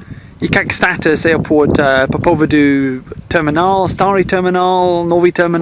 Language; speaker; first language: Russian; non-native, learner; English